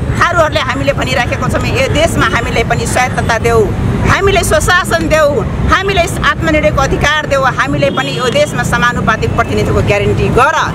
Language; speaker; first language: Nepali; non-native, local second language; Rana Tharu